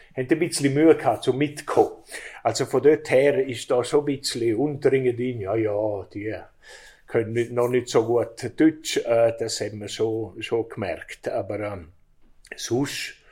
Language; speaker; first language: German; non-native, local second language; Romansh